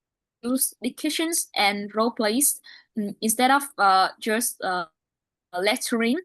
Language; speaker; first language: English; non-native, learner; Vietnamese